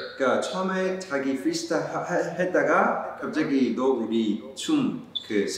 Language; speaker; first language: Korean; non-native, learner; Cantonese